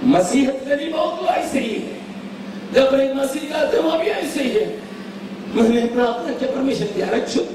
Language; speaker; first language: Hindi; non-native, local second language; Tamil